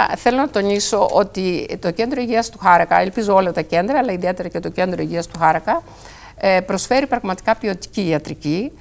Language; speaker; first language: Greek; native; Greek